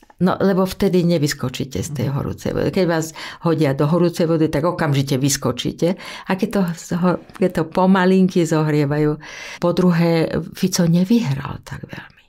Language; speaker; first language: Slovak; native; Slovak